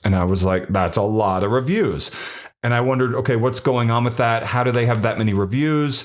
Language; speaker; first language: English; native; English